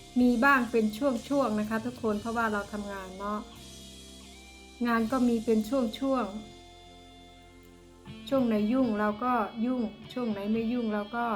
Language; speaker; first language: Thai; non-native, local second language; Northeastern Thai